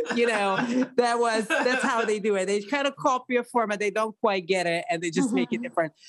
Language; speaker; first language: English; non-native, fluent; Italian